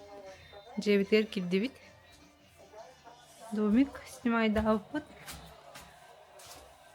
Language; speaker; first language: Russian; non-native, local second language; Yakut